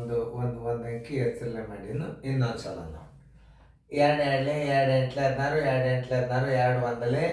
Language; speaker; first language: Kannada; native; Kannada